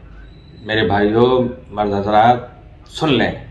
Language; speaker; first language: Urdu; native; Urdu